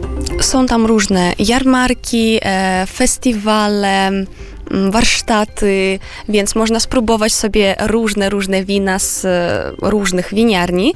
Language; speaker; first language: Polish; non-native, fluent; Romanian